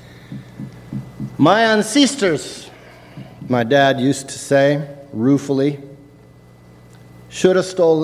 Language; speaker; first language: English; native; English